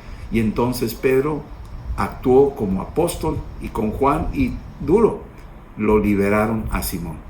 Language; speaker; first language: Spanish; native; Spanish